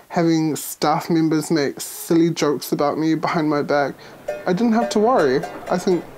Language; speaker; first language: English; native; English